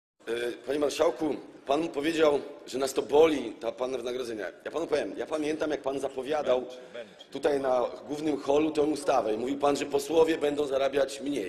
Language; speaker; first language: Polish; native; Polish